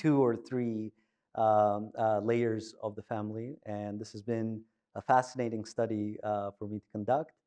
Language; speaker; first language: English; non-native, fluent; Albanian